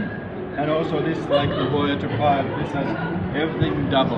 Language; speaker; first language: English; non-native, fluent; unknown